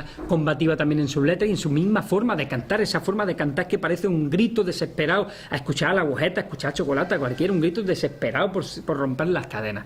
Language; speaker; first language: Spanish; native; Spanish